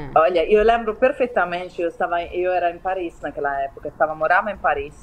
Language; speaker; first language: Portuguese; non-native, fluent; Italian